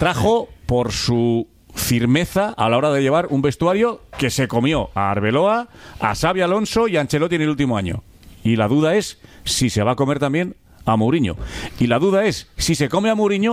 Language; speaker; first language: Spanish; native; Spanish